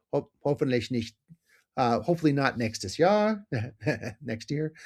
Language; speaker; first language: German; non-native, fluent; English